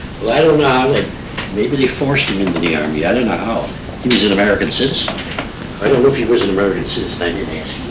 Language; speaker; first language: English; native; English